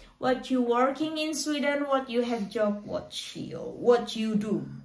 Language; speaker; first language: English; non-native, learner; Indonesian